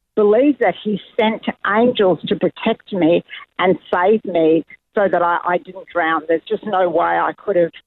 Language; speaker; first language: English; native; English